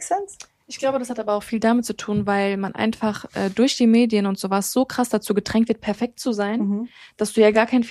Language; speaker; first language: German; early bilingual, other home language; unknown